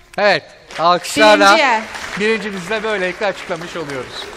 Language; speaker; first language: Turkish; native; Turkish